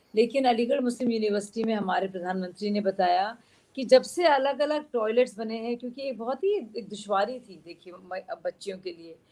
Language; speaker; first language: Hindi; native; Hindi